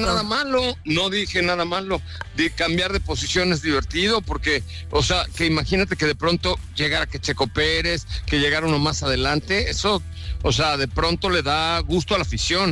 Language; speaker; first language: Spanish; native; Spanish